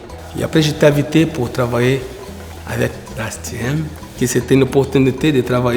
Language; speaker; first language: French; non-native, fluent; Portuguese